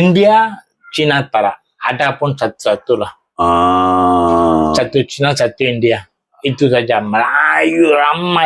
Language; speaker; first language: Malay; non-native, local second language; Tamil